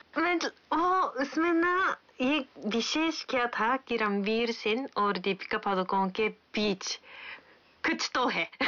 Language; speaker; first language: Hindi; non-native, fluent; Japanese